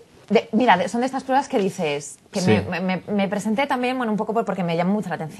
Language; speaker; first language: Spanish; native; Spanish